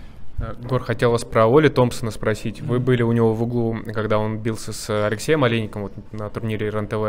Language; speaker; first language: Russian; native; Russian